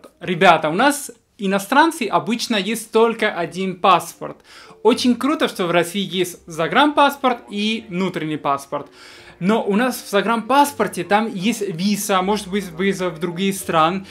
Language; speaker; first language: Russian; non-native, fluent; Spanish